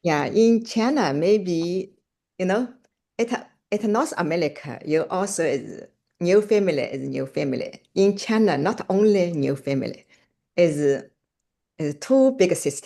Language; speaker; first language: English; non-native, learner; Chinese